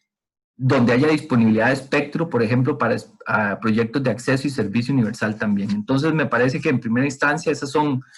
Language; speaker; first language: Spanish; native; Spanish